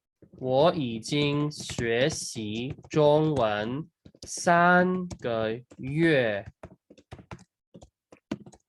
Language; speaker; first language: Chinese; non-native, fluent; English